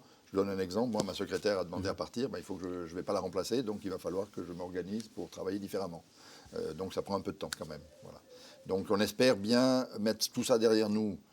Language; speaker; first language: French; native; French